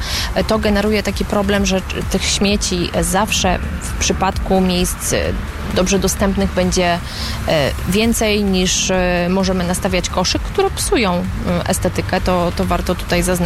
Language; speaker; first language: Polish; native; Polish